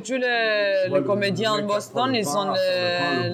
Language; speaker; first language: French; non-native, learner; Hebrew